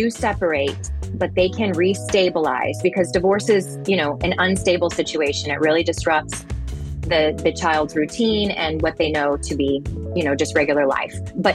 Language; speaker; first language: English; native; English